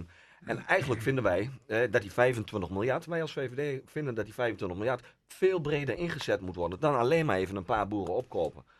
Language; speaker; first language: Dutch; native; Dutch